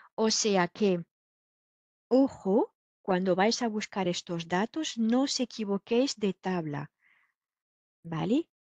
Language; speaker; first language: Spanish; non-native, fluent; French